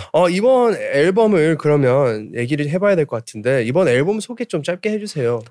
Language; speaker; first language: Korean; early bilingual, heritage; Korean